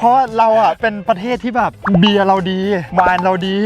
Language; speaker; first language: Thai; non-native, fluent; German